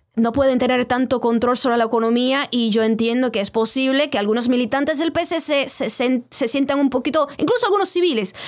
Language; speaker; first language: Spanish; native; Spanish